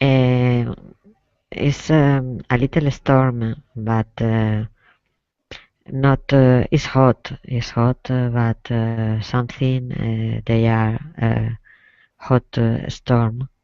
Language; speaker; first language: English; non-native, learner; Spanish